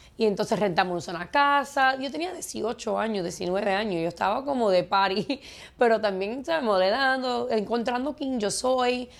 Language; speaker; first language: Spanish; early bilingual, heritage; Spanish